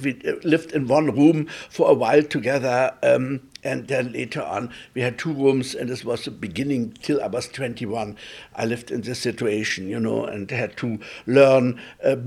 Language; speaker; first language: English; early bilingual, other home language; Polish